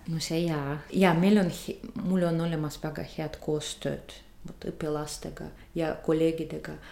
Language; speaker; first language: Estonian; non-native, fluent; Russian